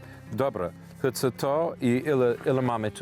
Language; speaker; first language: Polish; non-native, learner; English